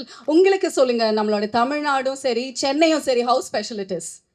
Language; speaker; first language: Tamil; native; Tamil